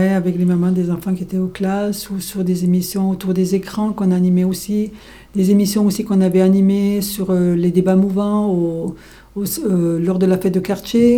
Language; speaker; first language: French; native; French